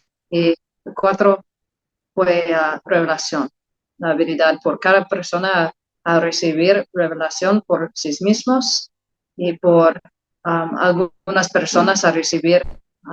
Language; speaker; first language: Spanish; non-native, learner; English